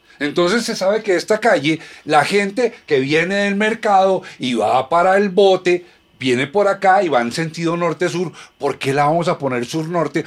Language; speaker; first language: Spanish; native; Spanish